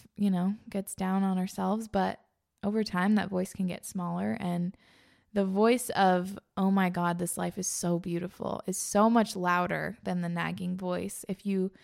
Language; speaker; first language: English; native; English